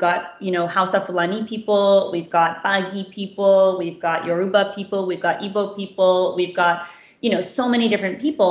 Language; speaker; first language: English; native; English